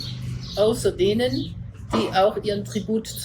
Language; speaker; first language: German; native; German